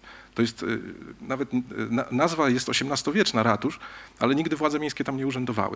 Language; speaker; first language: Polish; native; Polish